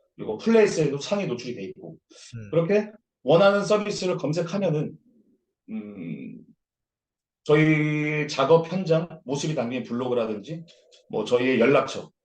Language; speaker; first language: Korean; native; Korean